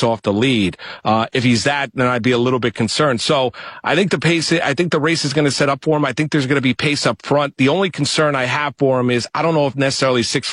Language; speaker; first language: English; native; English